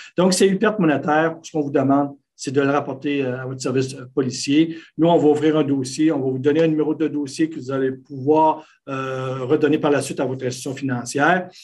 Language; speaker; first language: French; native; French